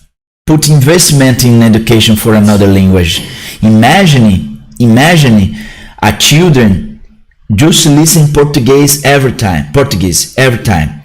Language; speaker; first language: English; non-native, learner; Portuguese